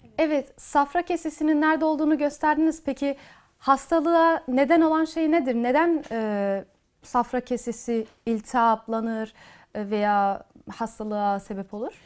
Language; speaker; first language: Turkish; early bilingual, heritage; Turkish